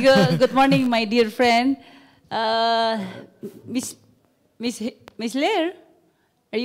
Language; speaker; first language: English; non-native, local second language; Indonesian